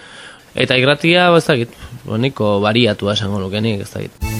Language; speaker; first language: Basque; native; Basque